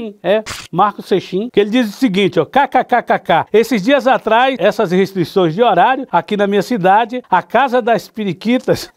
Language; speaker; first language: Portuguese; native; Portuguese